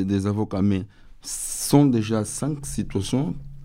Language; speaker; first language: French; non-native, learner; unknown